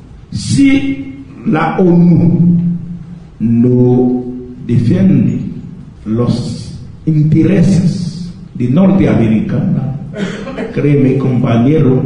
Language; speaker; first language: Spanish; non-native, local second language; Haitian Creole